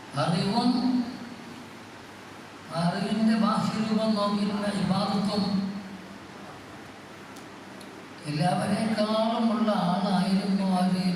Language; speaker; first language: Malayalam; native; Malayalam